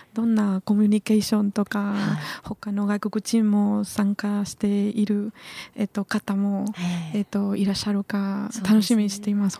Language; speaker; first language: Japanese; non-native, learner; Spanish